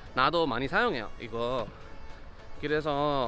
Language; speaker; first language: Korean; non-native, learner; Spanish